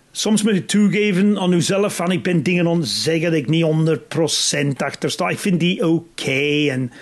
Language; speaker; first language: Dutch; non-native, fluent; English